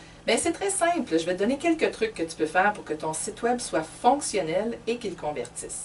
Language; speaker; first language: French; native; French